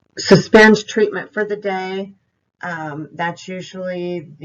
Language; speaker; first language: English; native; English